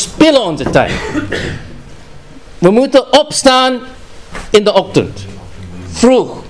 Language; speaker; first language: Dutch; non-native, fluent; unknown